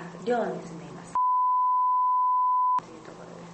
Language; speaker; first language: Japanese; non-native, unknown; English